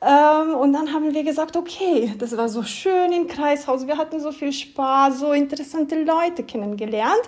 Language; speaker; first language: German; non-native, fluent; Romanian